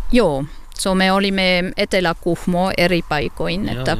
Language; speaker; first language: Finnish; non-native, learner; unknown